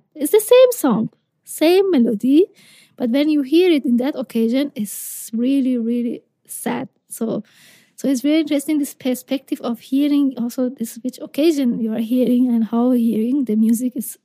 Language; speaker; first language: English; non-native, fluent; Persian